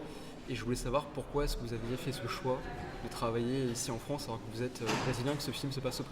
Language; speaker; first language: French; native; French